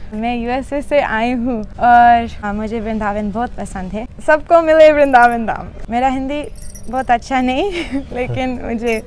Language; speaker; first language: Hindi; non-native, learner; English